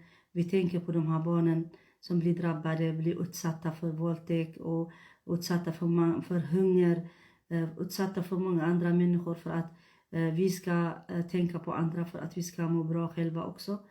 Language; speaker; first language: Swedish; non-native, fluent; Tigrinya